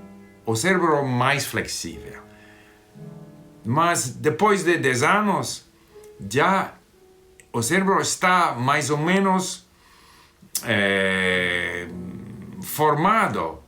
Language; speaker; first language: Portuguese; non-native, fluent; English